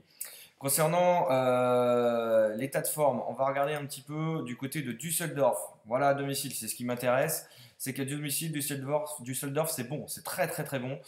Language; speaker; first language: French; native; French